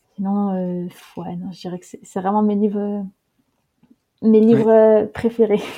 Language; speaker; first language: French; early bilingual, heritage; Dutch